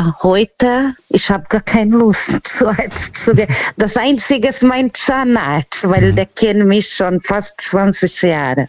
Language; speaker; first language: German; non-native, fluent; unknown